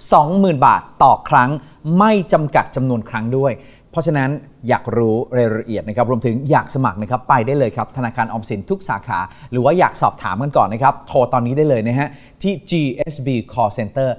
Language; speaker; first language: Thai; native; Thai